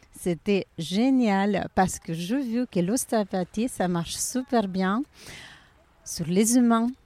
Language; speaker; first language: French; non-native, learner; Ukrainian